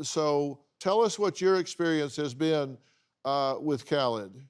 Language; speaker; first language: English; native; English